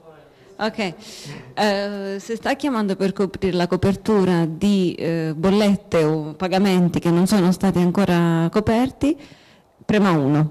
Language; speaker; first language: Italian; native; Italian